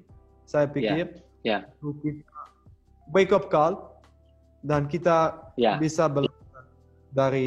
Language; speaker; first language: Indonesian; non-native, learner; Dutch